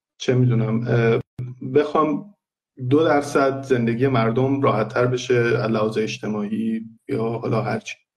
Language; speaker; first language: Persian; native; Persian